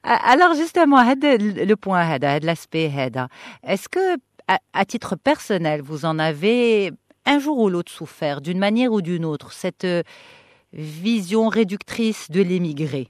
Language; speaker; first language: French; non-native, local second language; Arabic